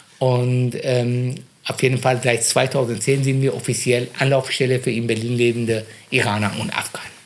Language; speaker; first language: German; non-native, fluent; Persian